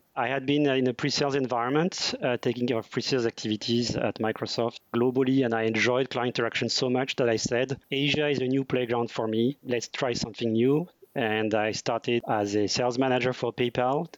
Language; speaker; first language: English; non-native, fluent; French